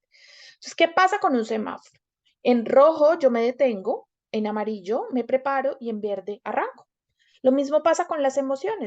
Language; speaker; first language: Spanish; native; Spanish